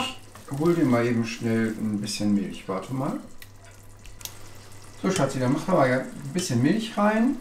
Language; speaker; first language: German; native; German